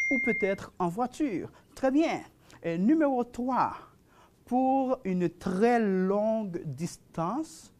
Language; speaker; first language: French; non-native, fluent; Spanish